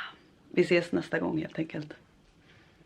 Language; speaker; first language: Swedish; native; Swedish